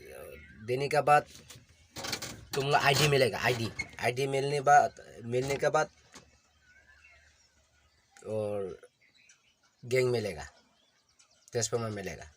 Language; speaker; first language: Hindi; non-native, local second language; Kok Borok